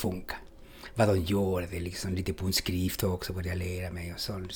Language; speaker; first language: Swedish; non-native, fluent; Spanish